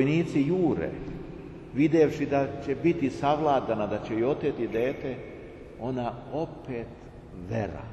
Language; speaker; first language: Serbian; native; Serbian